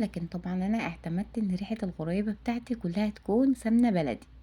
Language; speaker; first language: Arabic; native; Arabic